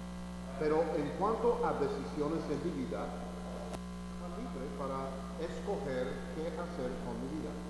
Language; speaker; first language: Spanish; non-native, fluent; English